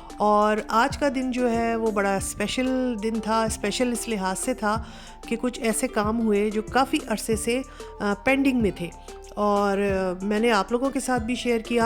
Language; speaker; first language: Urdu; native; Urdu